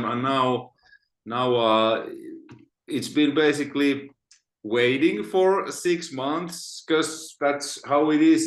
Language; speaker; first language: English; non-native, fluent; Finnish